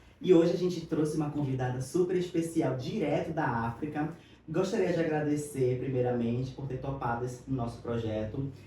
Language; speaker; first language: Portuguese; native; Portuguese